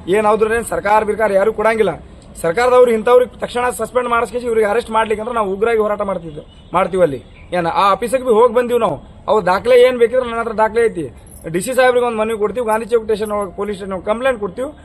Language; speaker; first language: Kannada; non-native, local second language; Lambadi